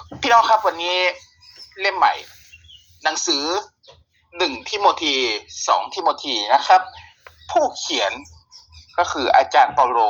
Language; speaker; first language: Thai; native; Thai